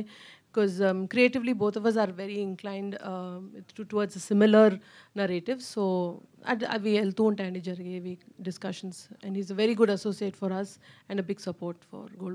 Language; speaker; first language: Telugu; native; Telugu